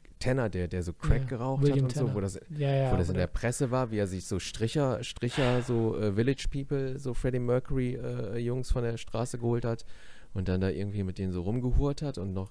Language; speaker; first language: German; native; German